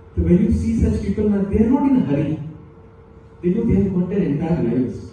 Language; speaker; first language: English; non-native, local second language; Marathi